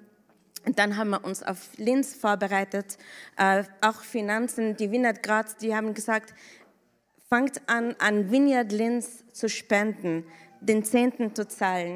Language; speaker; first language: German; non-native, fluent; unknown